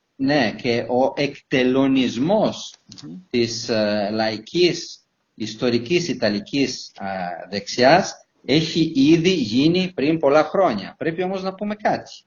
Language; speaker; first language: Greek; non-native, fluent; Italian